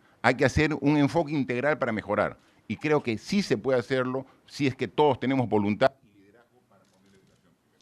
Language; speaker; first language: Spanish; native; Spanish